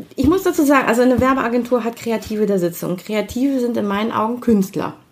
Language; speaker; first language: German; native; German